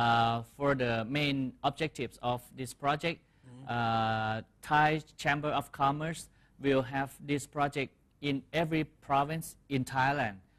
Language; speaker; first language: English; non-native, fluent; Thai